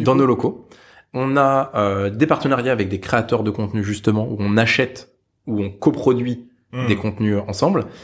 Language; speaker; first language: French; native; French